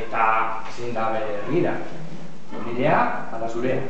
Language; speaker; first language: Basque; non-native, learner; Spanish